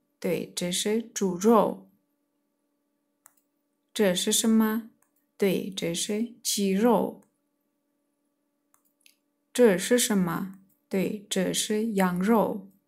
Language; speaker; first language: Chinese; non-native, fluent; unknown